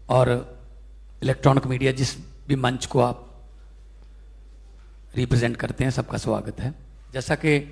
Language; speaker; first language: Hindi; non-native, local second language; Punjabi